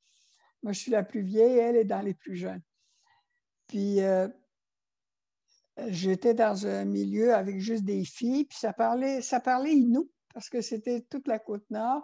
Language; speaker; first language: French; non-native, local second language; Innu-aimun